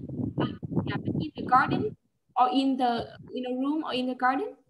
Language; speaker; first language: English; non-native, fluent; Vietnamese